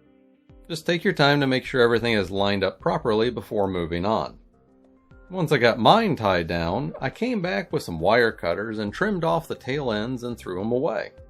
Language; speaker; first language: English; native; English